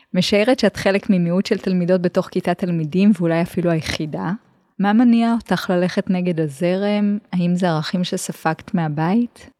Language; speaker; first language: Hebrew; native; Hebrew